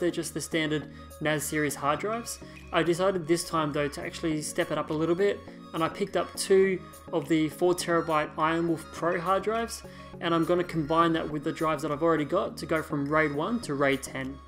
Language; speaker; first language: English; native; English